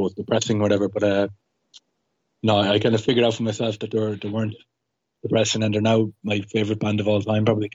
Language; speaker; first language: English; native; English